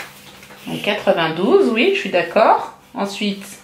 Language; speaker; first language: French; native; French